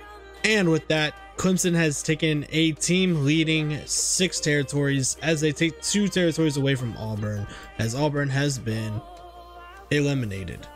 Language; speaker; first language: English; native; English